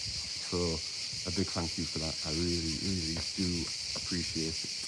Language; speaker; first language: English; native; English